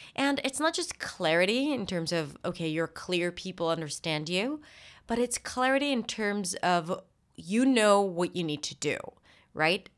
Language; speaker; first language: English; non-native, fluent; Hebrew